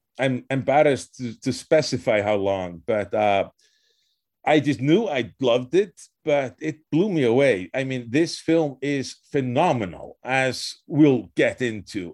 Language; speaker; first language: English; non-native, fluent; Icelandic